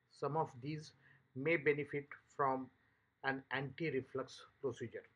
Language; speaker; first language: English; non-native, local second language; Marathi